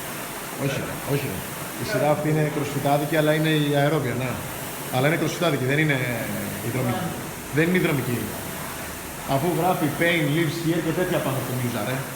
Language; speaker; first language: Greek; native; Greek